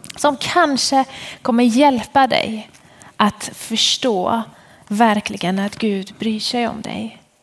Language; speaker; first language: Swedish; non-native, fluent; Persian